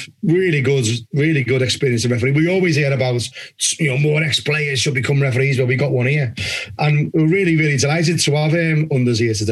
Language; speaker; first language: English; native; English